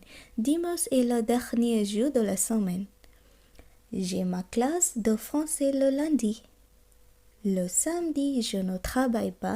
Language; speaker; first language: French; non-native, fluent; Bangla